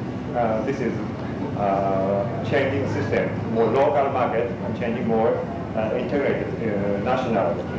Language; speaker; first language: English; non-native, learner; Japanese